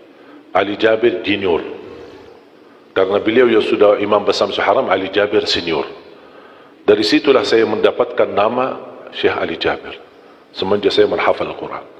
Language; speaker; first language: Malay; non-native, fluent; Arabic